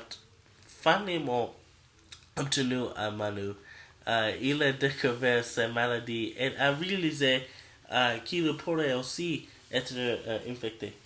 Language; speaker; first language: French; non-native, learner; English